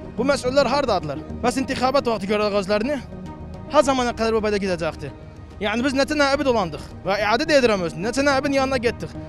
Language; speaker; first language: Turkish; native; Turkish